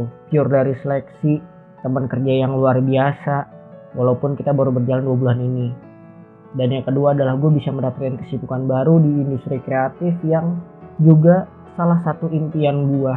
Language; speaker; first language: Indonesian; native; Indonesian